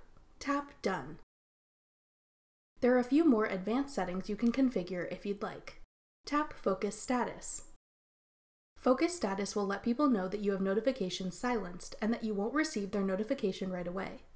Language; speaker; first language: English; native; English